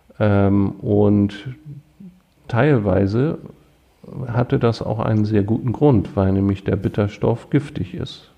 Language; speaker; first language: German; native; German